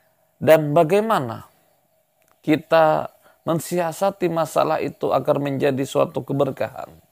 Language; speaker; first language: Indonesian; native; Indonesian